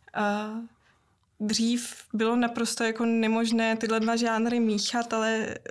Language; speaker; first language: Czech; native; Czech